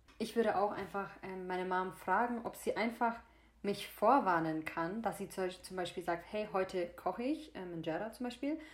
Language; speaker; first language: German; early bilingual, other home language; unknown